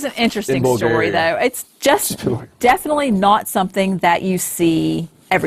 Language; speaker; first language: English; native; English